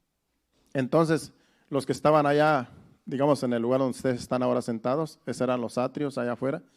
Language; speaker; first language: Spanish; native; Spanish